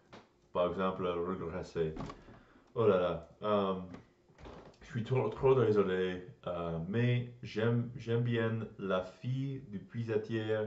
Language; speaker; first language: French; non-native, learner; English